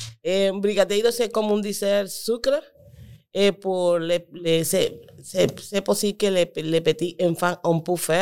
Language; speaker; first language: French; non-native, learner; Spanish